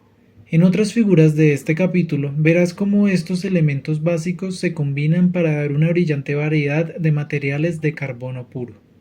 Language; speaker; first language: Spanish; native; Spanish